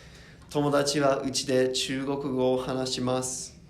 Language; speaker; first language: Japanese; non-native, learner; English